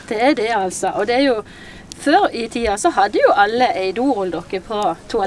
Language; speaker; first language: Norwegian; native; Norwegian